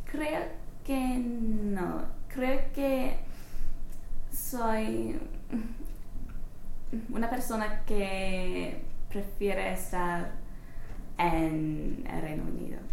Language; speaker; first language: Spanish; non-native, learner; English